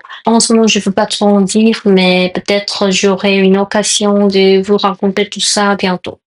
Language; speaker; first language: French; non-native, fluent; Korean